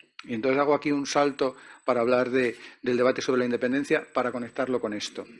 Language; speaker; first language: Spanish; native; Spanish